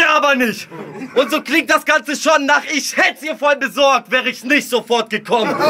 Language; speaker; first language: German; early bilingual, other home language; Russian